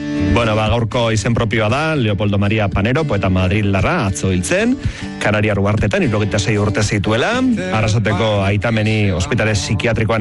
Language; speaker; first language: Basque; native; Basque